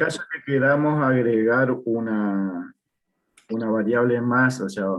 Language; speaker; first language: Spanish; native; Spanish